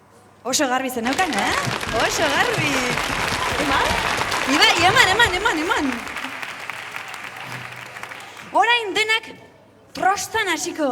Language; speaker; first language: Basque; native; Basque